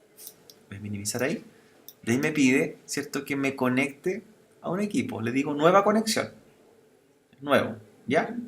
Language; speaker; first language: Spanish; native; Spanish